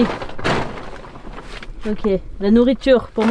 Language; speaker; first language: French; native; French